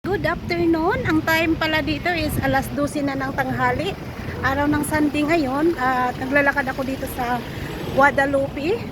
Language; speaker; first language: Filipino; non-native, local second language; Cebuano